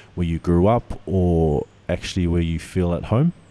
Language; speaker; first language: English; native; English